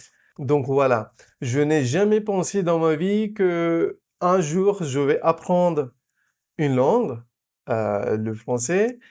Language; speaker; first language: French; non-native, fluent; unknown